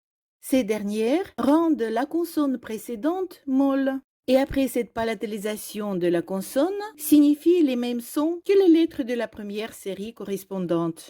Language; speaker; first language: French; non-native, fluent; Russian